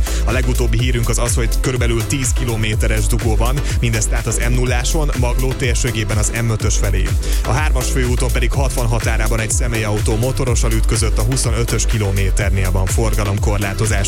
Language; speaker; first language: Hungarian; native; Hungarian